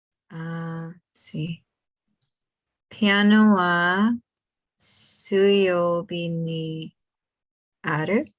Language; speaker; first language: Japanese; non-native, learner; English